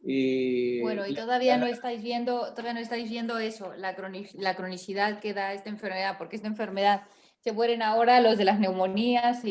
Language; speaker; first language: Spanish; native; Spanish